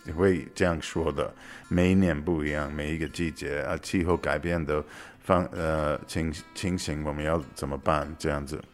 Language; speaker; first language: Chinese; non-native, fluent; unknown